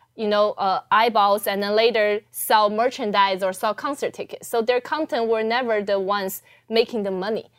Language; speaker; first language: English; early bilingual, other home language; Chinese